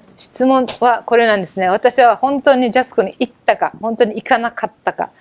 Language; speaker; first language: Japanese; native; Japanese